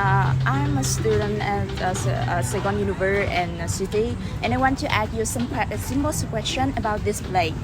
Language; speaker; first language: English; non-native, learner; Vietnamese